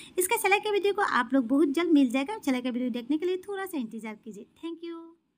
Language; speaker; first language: Hindi; native; Hindi